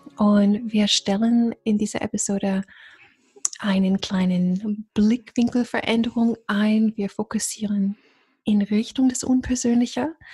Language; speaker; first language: German; non-native, fluent; English